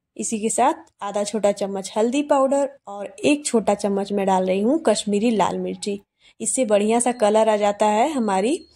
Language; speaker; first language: Hindi; native; Hindi